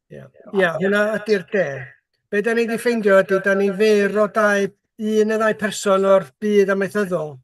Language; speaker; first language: Welsh; native; Welsh